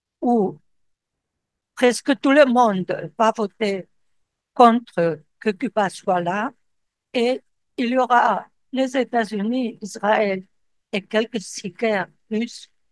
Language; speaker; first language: French; non-native, fluent; Spanish